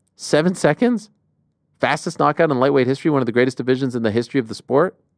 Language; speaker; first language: English; native; English